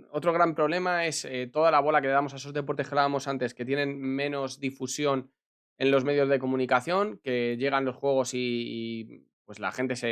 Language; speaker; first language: Spanish; native; Spanish